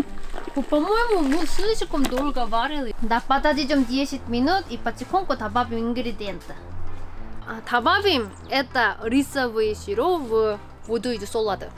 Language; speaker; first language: Russian; non-native, learner; Korean